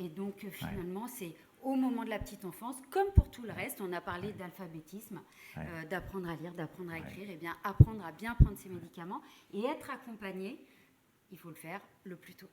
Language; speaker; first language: French; native; French